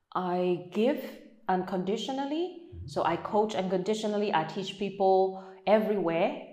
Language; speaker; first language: English; non-native, fluent; Burmese